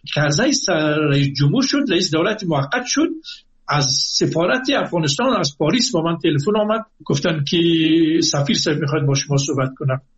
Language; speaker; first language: Persian; native; Persian